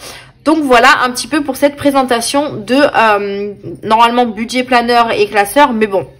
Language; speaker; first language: French; native; French